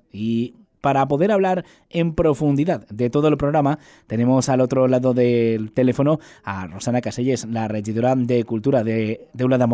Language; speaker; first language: Spanish; native; Spanish